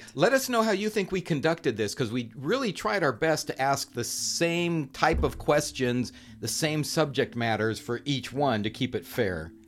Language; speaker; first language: English; native; English